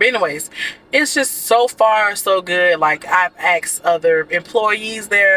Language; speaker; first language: English; native; English